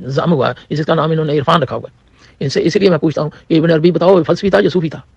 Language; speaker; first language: Urdu; non-native, local second language; Punjabi